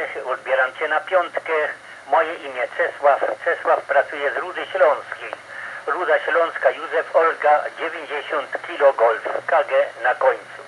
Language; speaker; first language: Polish; native; Polish